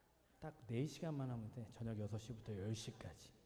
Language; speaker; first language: Korean; native; Korean